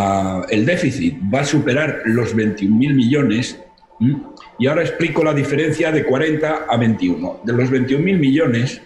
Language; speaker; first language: Spanish; native; Spanish